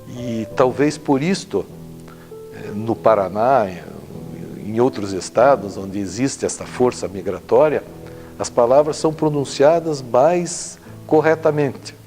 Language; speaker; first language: Portuguese; native; Portuguese